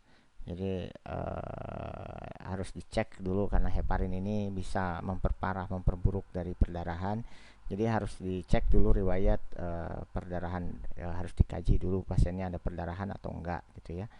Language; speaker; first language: Indonesian; native; Indonesian